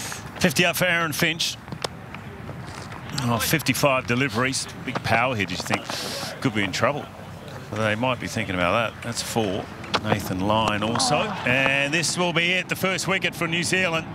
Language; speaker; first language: English; native; English